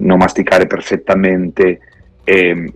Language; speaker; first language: Italian; non-native, fluent; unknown